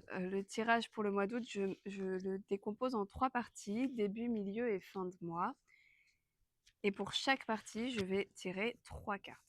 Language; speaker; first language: French; native; French